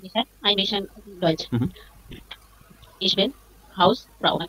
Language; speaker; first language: German; non-native, learner; Bangla